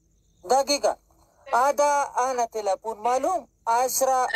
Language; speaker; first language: Arabic; non-native, learner; Pashto